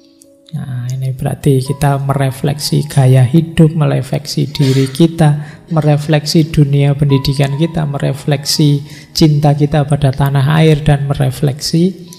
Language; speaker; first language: Indonesian; non-native, local second language; Javanese